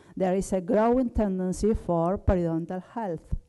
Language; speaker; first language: English; non-native, learner; Spanish